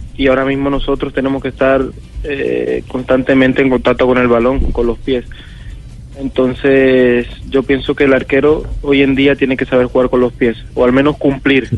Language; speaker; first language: Spanish; native; Spanish